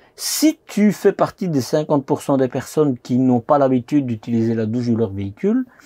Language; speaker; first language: French; native; French